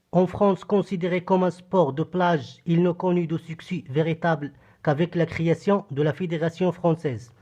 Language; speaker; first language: French; non-native, local second language; Arabic